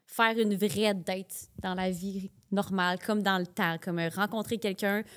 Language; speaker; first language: French; native; French